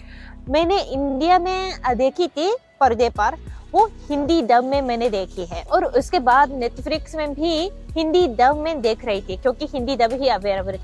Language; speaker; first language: Hindi; non-native, fluent; Japanese